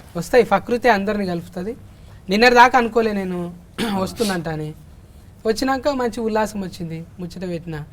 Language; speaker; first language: Telugu; native; Telugu